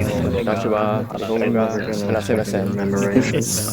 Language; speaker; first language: Japanese; non-native, learner; English